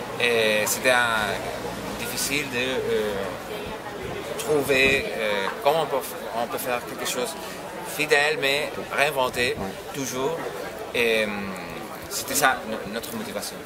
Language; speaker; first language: French; non-native, fluent; Spanish